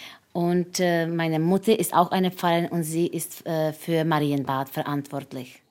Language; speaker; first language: German; non-native, fluent; Czech